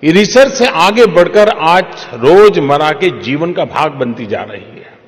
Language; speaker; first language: Hindi; non-native, local second language; Gujarati